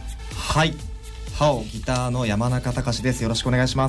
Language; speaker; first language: Japanese; native; Japanese